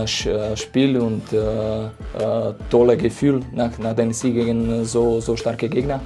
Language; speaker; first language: German; non-native, fluent; Slovak